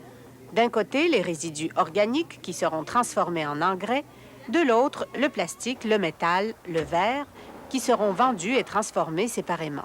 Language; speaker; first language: French; native; French